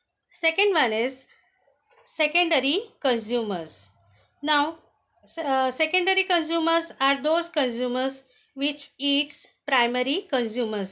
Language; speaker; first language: English; non-native, local second language; Marathi